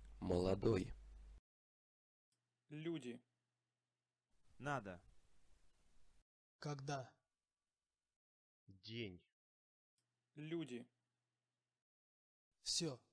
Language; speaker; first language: Russian; non-native, learner; English